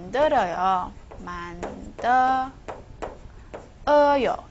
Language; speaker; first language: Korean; non-native, fluent; Chinese